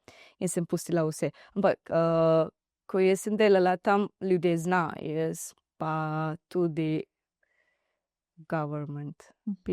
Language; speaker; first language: Slovenian; non-native, learner; Divehi